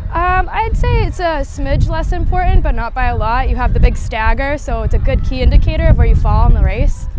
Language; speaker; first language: English; native; English